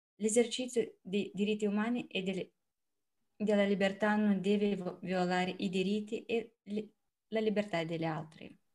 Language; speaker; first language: Italian; non-native, fluent; Russian